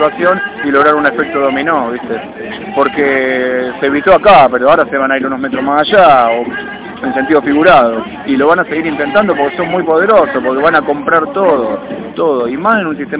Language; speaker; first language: Spanish; native; Spanish